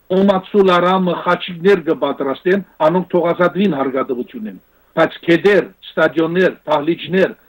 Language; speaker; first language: Armenian; native; Armenian